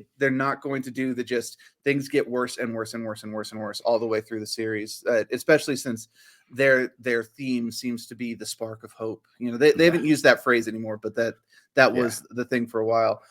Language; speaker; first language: English; native; English